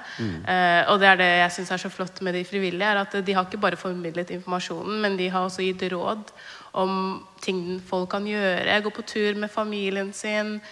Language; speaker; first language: Norwegian; early bilingual, other home language; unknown